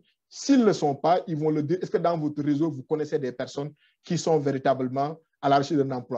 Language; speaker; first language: French; non-native, local second language; Wolof